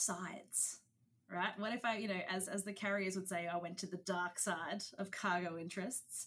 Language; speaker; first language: English; native; English